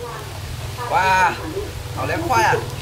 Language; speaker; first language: Chinese; non-native, learner; Vietnamese